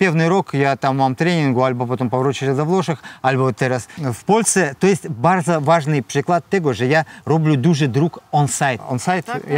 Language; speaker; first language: Polish; non-native, learner; Russian